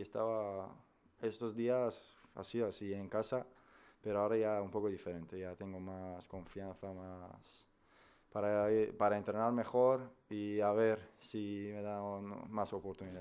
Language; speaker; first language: Spanish; non-native, fluent; Persian